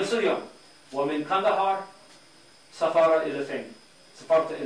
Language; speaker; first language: Arabic; non-native, learner; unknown